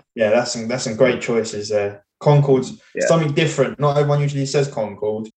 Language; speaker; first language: English; native; English